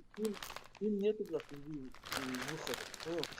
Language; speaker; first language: Russian; non-native, local second language; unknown